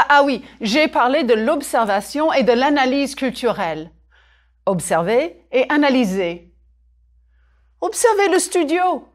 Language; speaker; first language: French; native; French